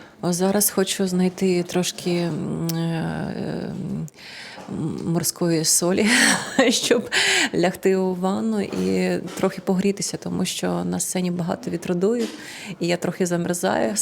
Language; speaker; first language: Ukrainian; non-native, local second language; Russian